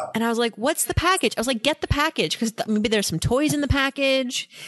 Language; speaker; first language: English; native; English